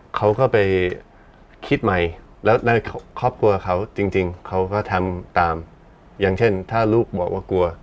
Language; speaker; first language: Thai; non-native, fluent; English